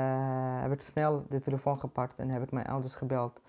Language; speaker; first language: Dutch; non-native, fluent; Arabic